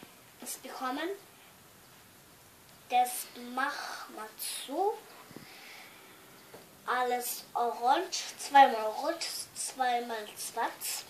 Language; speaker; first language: German; non-native, learner; Tatar